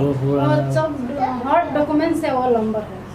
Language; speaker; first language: Hindi; non-native, local second language; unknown